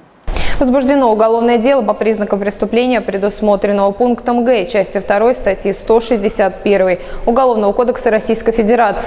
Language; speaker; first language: Russian; native; Russian